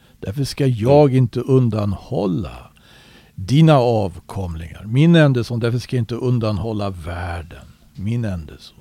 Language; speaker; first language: Swedish; native; Swedish